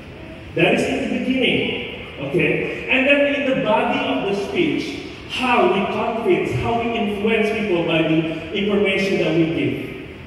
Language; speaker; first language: English; non-native, fluent; Indonesian